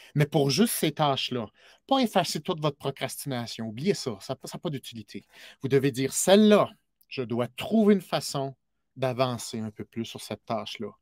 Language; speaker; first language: French; native; French